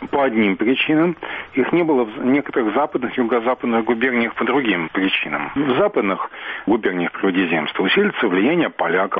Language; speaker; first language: Russian; native; Russian